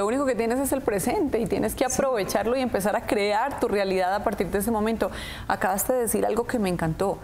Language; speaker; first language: Spanish; native; Spanish